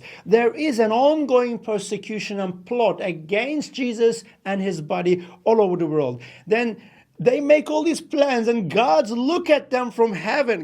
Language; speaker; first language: English; non-native, fluent; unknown